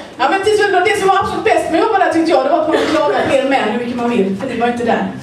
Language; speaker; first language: Swedish; native; Swedish